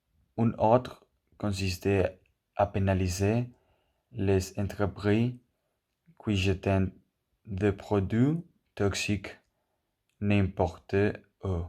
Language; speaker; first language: French; non-native, learner; Spanish